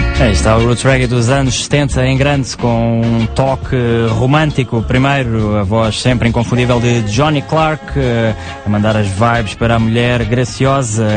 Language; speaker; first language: Portuguese; native; Portuguese